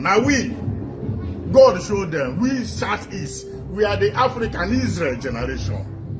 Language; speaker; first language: Nigerian Pidgin; non-native, local second language; Igbo